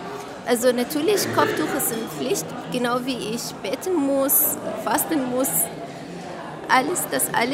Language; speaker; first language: German; non-native, fluent; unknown